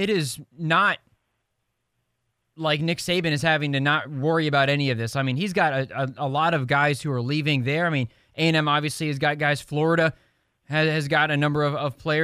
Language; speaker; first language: English; native; English